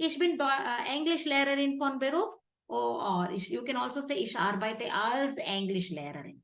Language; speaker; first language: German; non-native, fluent; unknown